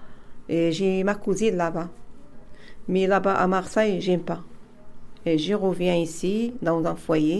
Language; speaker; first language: French; non-native, learner; Arabic